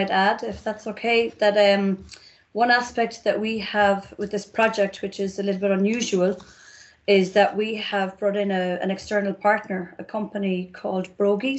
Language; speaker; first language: English; native; English